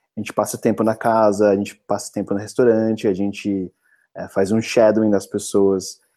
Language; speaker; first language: Portuguese; non-native, fluent; English